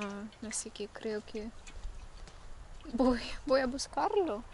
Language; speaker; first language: Spanish; non-native, fluent; Russian